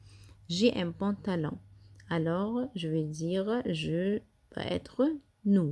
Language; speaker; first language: French; non-native, fluent; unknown